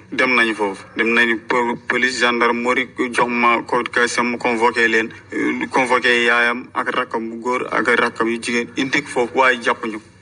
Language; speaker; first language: Wolof; non-native, local second language; Fula